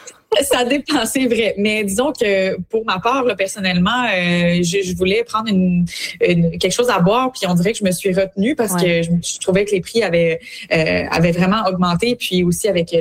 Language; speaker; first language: French; native; French